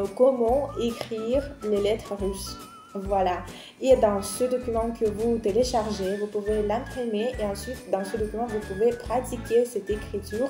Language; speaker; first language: French; non-native, fluent; Russian